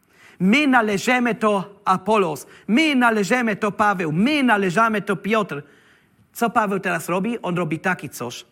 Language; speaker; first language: Polish; non-native, learner; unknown